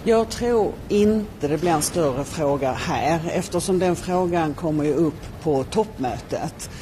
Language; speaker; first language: Swedish; native; Swedish